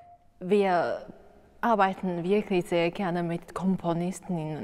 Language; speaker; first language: German; non-native, learner; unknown